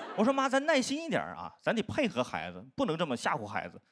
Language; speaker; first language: Chinese; native; Chinese